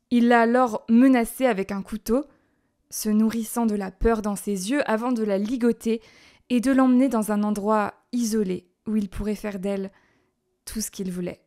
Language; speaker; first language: French; native; French